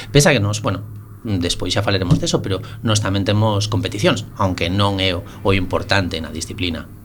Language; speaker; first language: Galician; non-native, local second language; Spanish